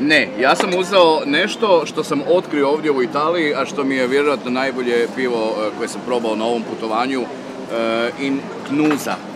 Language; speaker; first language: Croatian; native; Croatian